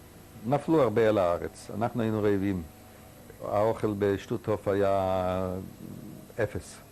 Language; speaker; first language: Hebrew; non-native, fluent; Yiddish